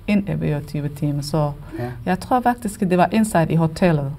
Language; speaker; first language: Danish; non-native, learner; Somali